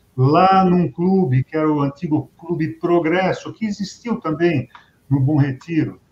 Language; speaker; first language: Portuguese; native; Portuguese